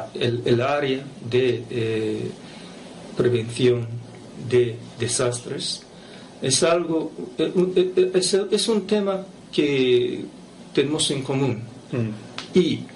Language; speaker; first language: Spanish; non-native, fluent; Japanese